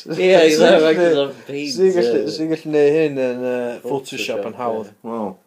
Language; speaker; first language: Welsh; native; Welsh